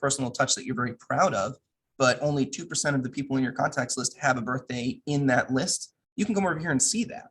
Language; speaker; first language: English; native; English